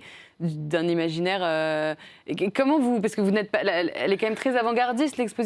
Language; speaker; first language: French; native; French